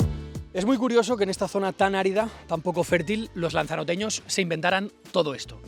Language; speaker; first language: Spanish; native; Spanish